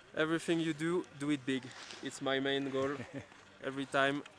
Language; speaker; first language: English; non-native, learner; French